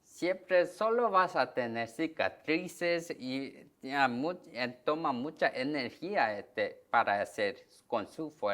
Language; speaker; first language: Spanish; non-native, learner; Korean